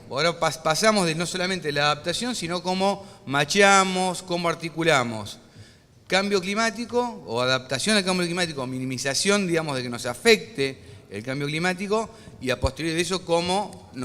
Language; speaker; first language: Spanish; native; Spanish